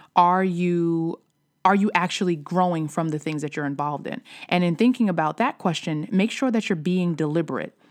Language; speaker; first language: English; native; English